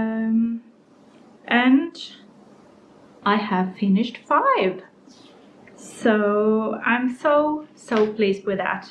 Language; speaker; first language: English; non-native, fluent; Norwegian